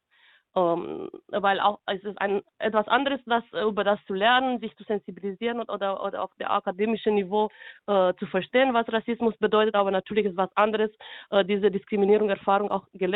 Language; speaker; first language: German; non-native, fluent; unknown